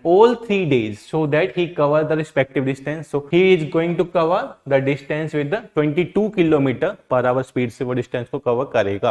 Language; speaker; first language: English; non-native, local second language; Hindi